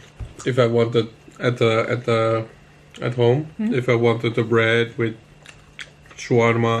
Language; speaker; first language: English; non-native, fluent; Dutch